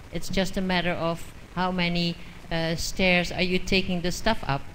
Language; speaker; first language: English; non-native, fluent; Dutch